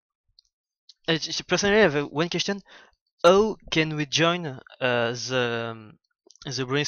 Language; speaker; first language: English; non-native, learner; French